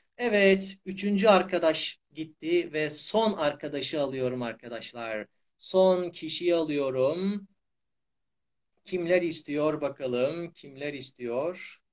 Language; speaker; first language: Turkish; native; Turkish